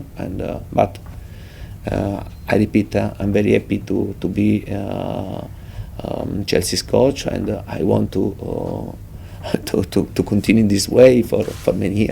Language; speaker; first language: English; non-native, fluent; Italian